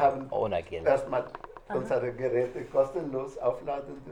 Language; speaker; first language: German; non-native, fluent; Arabic